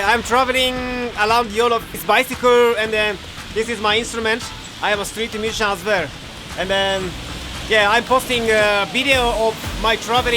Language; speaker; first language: English; non-native, learner; Japanese